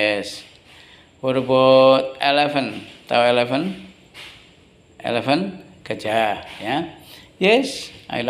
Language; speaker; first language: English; non-native, learner; Indonesian